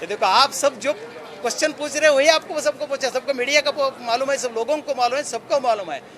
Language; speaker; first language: Hindi; non-native, local second language; Marathi